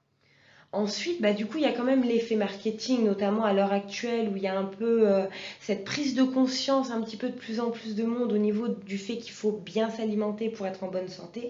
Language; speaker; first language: French; native; French